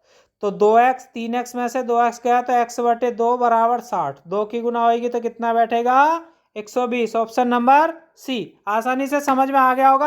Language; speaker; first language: Hindi; native; Hindi